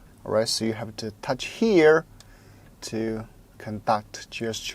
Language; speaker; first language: English; non-native, local second language; Chinese